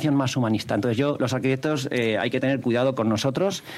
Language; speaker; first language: Spanish; native; Spanish